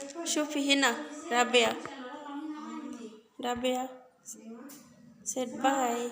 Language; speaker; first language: Arabic; non-native, learner; Bangla